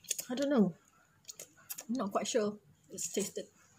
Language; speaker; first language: English; non-native, local second language; Malay